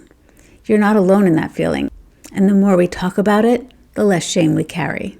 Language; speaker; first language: English; native; English